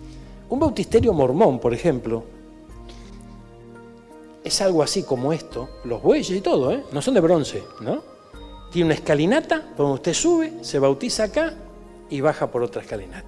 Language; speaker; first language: Spanish; native; Spanish